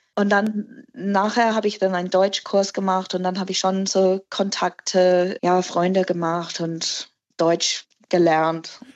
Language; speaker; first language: German; non-native, fluent; English